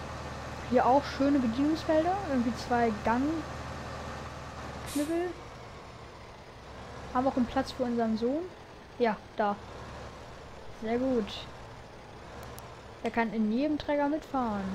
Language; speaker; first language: German; native; German